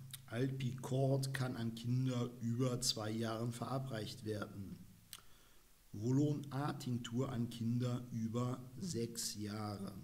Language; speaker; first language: German; native; German